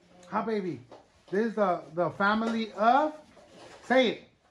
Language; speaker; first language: English; early bilingual, other home language; Spanish